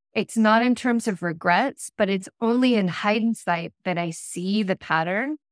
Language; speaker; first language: English; native; English